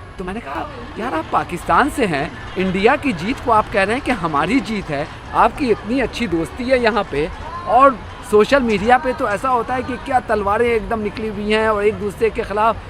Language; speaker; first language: Urdu; native; Urdu